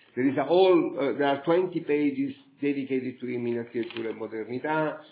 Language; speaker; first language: English; non-native, fluent; Italian